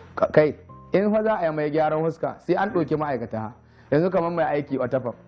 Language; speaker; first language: Hausa; native; Hausa